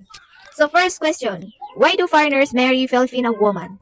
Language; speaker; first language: English; non-native, local second language; Cebuano